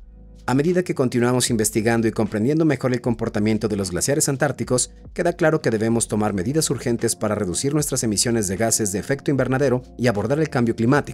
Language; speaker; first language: Spanish; native; Spanish